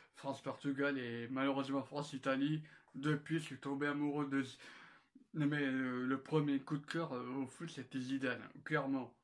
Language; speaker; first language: French; native; French